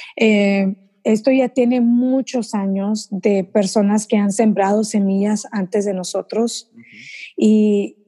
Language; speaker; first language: Spanish; early bilingual, heritage; Spanish